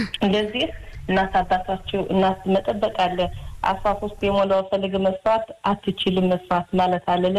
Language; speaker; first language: Amharic; early bilingual, heritage; Hebrew